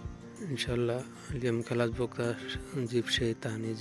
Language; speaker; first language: Arabic; non-native, learner; Bangla